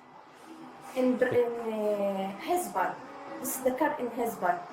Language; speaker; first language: English; non-native, learner; Arabic